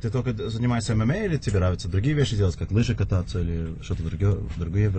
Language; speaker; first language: Russian; early bilingual, heritage; Russian